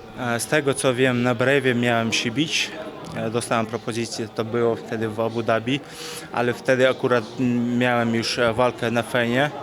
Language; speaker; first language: Polish; non-native, fluent; Chechen